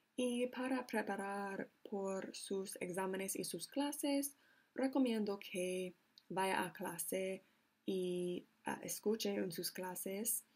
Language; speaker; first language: Spanish; non-native, learner; English